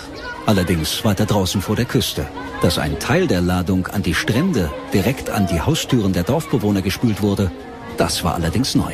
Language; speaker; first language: German; native; German